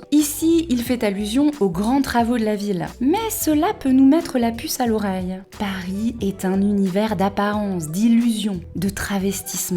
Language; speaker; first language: French; native; French